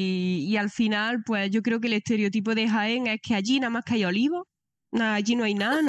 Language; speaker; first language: Spanish; native; Spanish